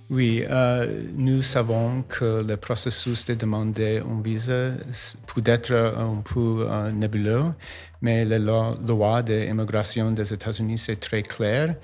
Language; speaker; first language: French; non-native, learner; English